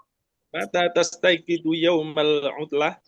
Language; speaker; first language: Arabic; non-native, learner; Indonesian